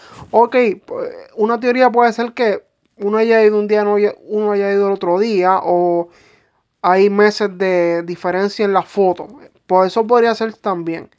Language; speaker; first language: Spanish; native; Spanish